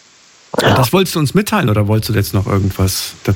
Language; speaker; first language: German; native; German